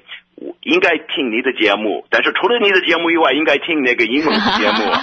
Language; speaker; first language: Chinese; non-native, fluent; English